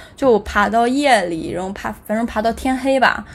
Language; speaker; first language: Chinese; native; Chinese